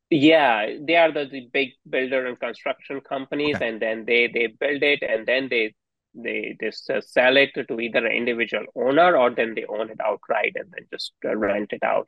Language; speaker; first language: English; non-native, local second language; Hindi